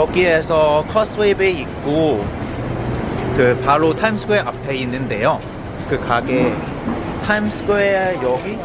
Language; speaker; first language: Korean; non-native, fluent; Cantonese